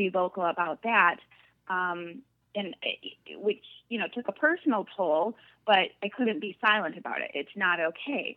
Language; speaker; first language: English; native; English